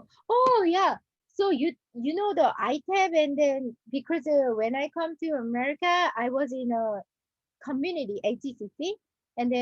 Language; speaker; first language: English; non-native, learner; Korean